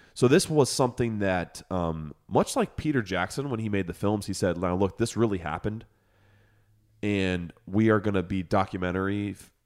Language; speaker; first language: English; native; English